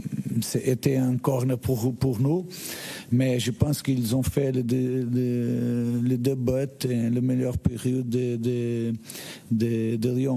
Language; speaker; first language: French; non-native, learner; Portuguese